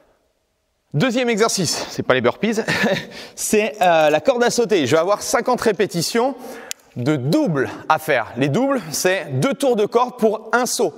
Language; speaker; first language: French; native; French